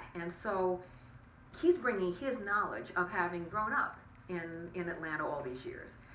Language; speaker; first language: English; native; English